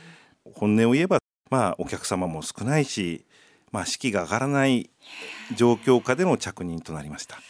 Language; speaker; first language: Japanese; native; Japanese